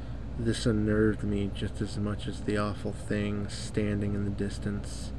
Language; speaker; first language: English; native; English